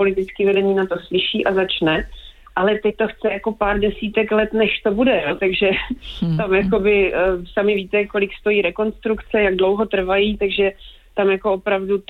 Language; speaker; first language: Czech; native; Czech